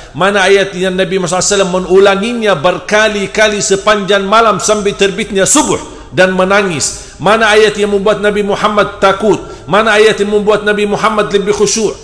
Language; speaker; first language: Indonesian; non-native, fluent; Arabic